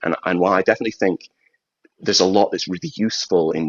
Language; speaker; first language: English; native; English